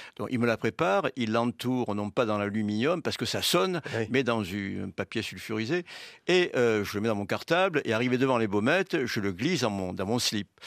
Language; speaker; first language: French; native; French